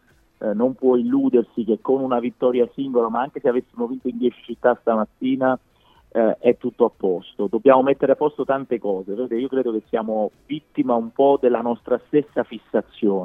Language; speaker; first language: Italian; native; Italian